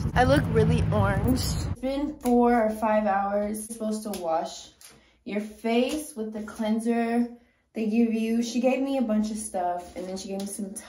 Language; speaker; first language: English; native; English